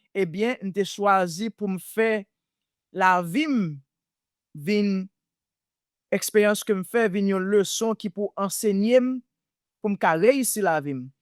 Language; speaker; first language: Haitian Creole; native; Haitian Creole